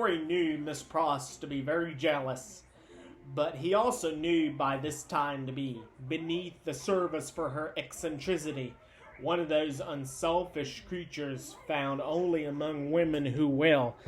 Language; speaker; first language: English; native; English